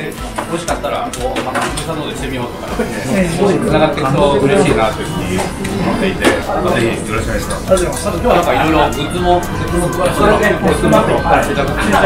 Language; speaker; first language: Japanese; native; Japanese